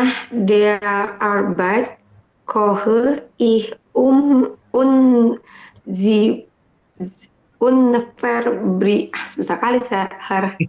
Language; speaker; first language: German; non-native, learner; Indonesian